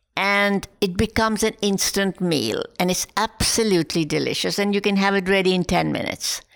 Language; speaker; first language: English; non-native, local second language; Hindi